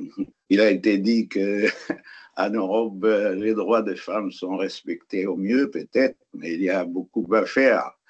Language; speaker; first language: French; non-native, fluent; Arabic